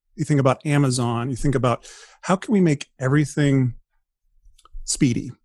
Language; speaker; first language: English; native; English